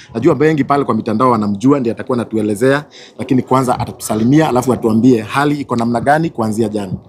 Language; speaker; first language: Swahili; non-native, local second language; Kikuyu